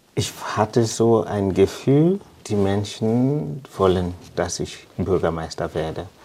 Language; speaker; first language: German; non-native, fluent; English